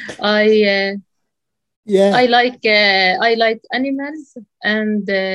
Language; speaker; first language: English; non-native, learner; Arabic